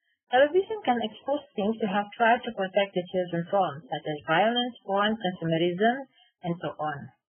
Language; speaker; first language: English; non-native, fluent; Indonesian